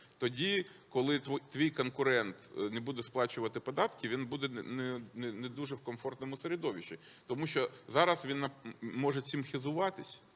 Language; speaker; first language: Ukrainian; non-native, local second language; Russian